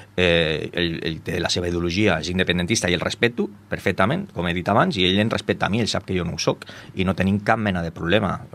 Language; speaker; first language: Catalan; non-native, local second language; Spanish